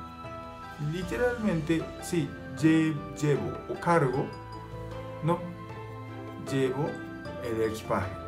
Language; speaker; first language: Spanish; non-native, fluent; Japanese